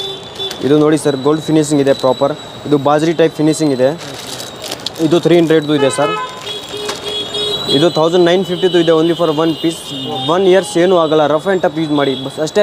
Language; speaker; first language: Kannada; non-native, local second language; Hindi